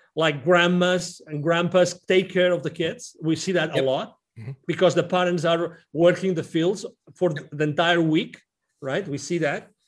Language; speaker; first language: English; non-native, fluent; Spanish